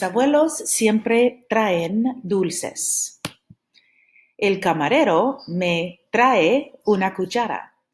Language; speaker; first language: Spanish; non-native, fluent; English